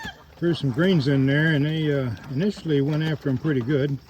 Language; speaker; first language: English; native; English